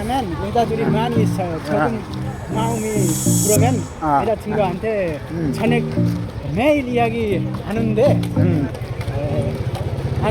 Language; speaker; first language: Korean; non-native, learner; Nepali